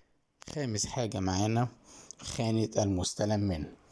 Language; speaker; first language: Arabic; native; Arabic